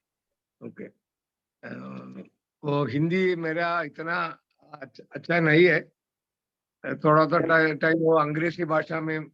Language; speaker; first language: Hindi; non-native, learner; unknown